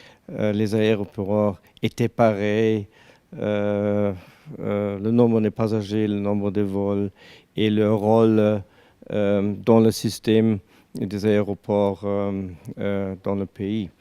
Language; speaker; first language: French; non-native, learner; German